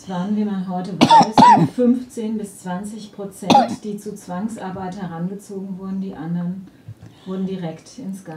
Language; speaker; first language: German; native; German